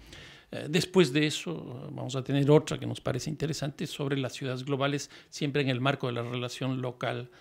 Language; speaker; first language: Spanish; native; Spanish